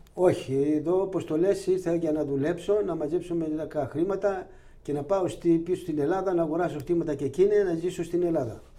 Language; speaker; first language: Greek; non-native, local second language; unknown